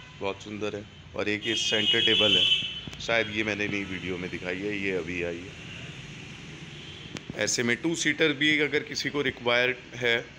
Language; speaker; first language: Hindi; native; Hindi